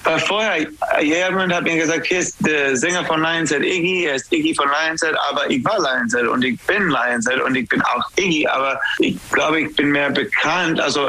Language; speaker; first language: German; non-native, fluent; English